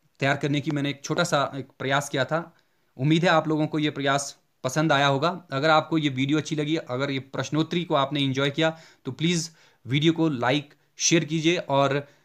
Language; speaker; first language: Hindi; native; Hindi